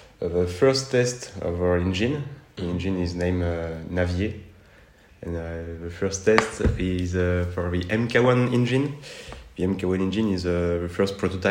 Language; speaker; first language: English; non-native, fluent; French